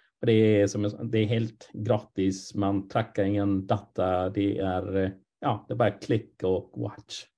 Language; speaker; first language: Swedish; non-native, fluent; English